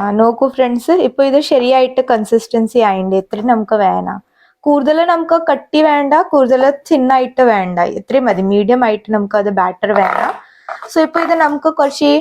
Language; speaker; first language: Malayalam; non-native, learner; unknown